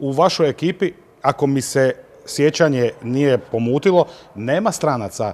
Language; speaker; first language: Croatian; native; Croatian